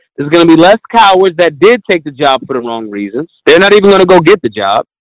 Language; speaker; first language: English; native; English